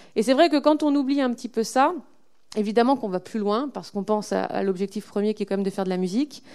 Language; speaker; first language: French; native; French